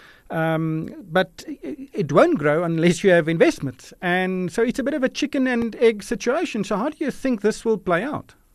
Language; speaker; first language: English; non-native, local second language; Afrikaans